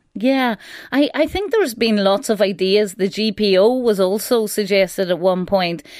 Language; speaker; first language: English; native; English